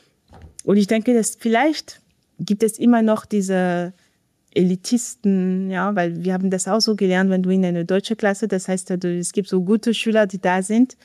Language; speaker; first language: German; non-native, fluent; French